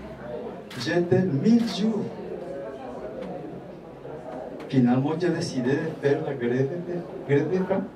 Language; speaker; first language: French; non-native, fluent; Spanish